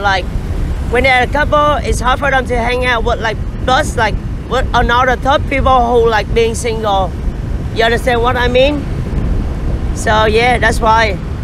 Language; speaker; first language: English; non-native, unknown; Vietnamese